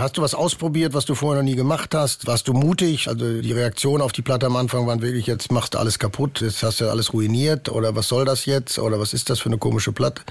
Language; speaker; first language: German; native; German